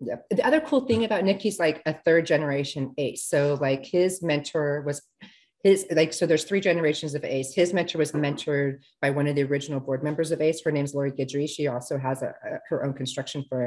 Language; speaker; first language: English; native; English